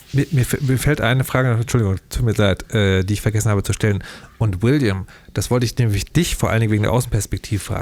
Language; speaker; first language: German; native; German